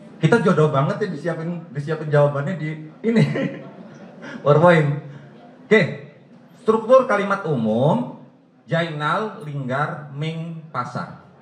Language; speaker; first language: Indonesian; non-native, local second language; Javanese